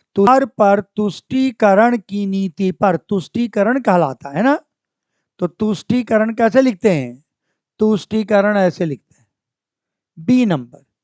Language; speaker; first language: Hindi; native; Hindi